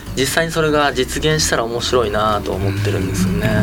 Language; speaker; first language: Japanese; native; Japanese